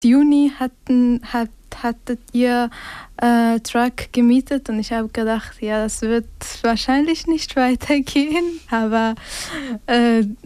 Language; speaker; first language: German; non-native, fluent; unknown